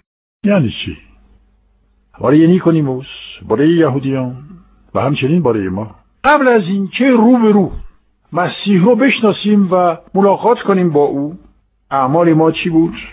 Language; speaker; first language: Persian; non-native, fluent; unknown